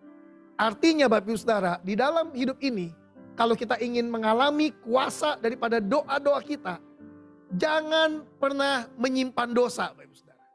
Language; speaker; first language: Indonesian; native; Indonesian